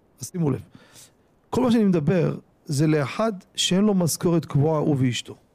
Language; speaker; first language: Hebrew; native; Hebrew